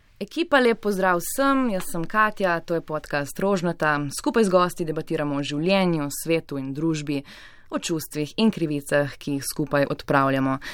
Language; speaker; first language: Slovenian; native; Slovenian